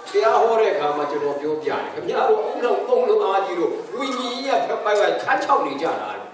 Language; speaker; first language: Burmese; non-native, local second language; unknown